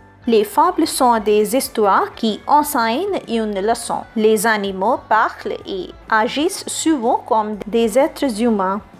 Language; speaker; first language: French; non-native, fluent; Hindi